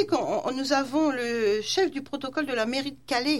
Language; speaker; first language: French; native; French